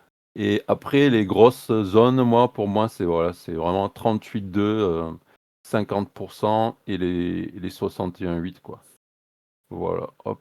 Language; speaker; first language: French; native; French